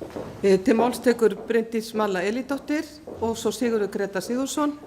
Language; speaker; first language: Icelandic; native; Icelandic